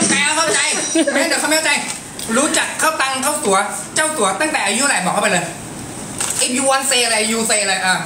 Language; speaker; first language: Thai; native; Thai